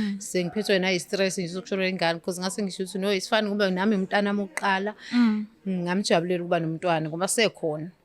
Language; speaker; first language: Zulu; native; Zulu